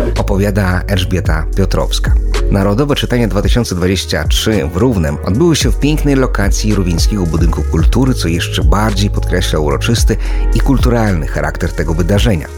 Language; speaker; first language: Polish; non-native, local second language; Ukrainian